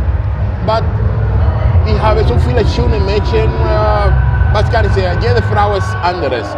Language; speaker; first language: German; non-native, fluent; Italian